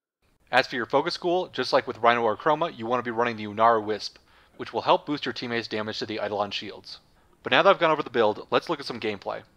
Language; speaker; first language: English; native; English